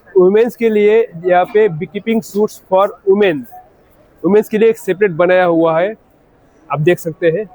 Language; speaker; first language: Hindi; non-native, local second language; Marathi